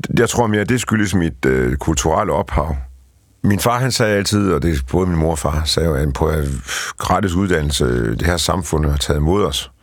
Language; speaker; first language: Danish; early bilingual, other home language; Polish